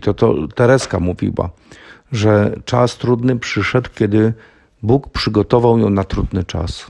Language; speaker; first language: Polish; native; Polish